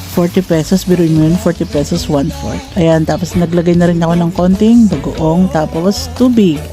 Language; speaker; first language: Filipino; non-native, local second language; Iloko